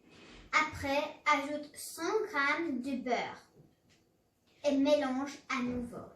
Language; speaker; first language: French; non-native, learner; English